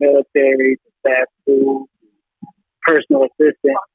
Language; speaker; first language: English; native; English